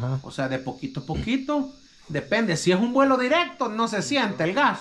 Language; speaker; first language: Spanish; native; Spanish